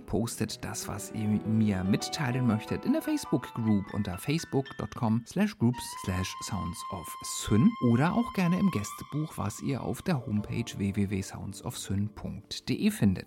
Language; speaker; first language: German; native; German